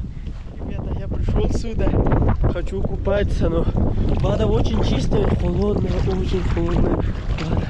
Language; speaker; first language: Russian; non-native, learner; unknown